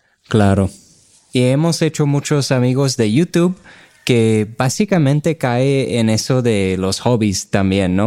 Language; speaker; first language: Spanish; non-native, fluent; English